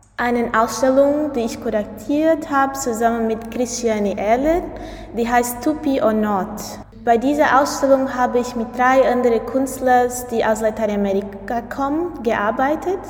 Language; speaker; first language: German; non-native, fluent; Portuguese